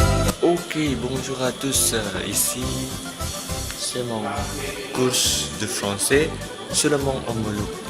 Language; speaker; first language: French; non-native, learner; Indonesian